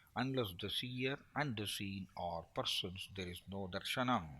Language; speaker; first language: English; non-native, local second language; Tamil